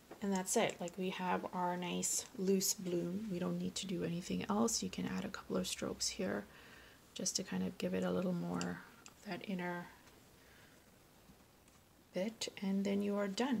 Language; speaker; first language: English; native; English